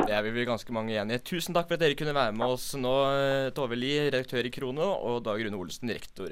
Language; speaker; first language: Norwegian; native; Norwegian